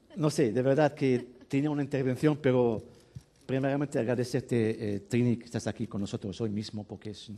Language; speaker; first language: Spanish; non-native, fluent; Arabic